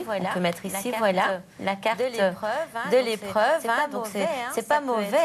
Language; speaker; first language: French; native; French